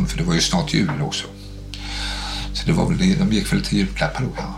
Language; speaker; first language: Swedish; native; Swedish